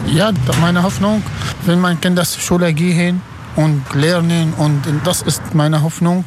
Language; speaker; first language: German; non-native, learner; Arabic